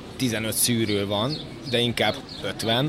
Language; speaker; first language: Hungarian; native; Hungarian